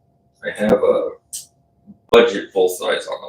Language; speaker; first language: English; native; English